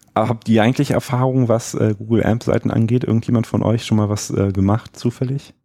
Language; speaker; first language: German; native; German